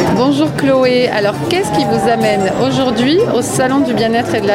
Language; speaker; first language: French; native; French